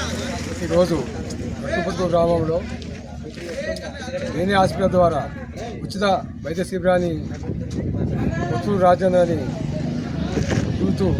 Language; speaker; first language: Telugu; native; Telugu